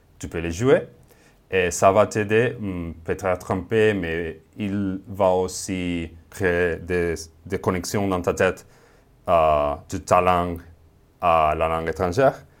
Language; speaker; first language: French; non-native, fluent; Spanish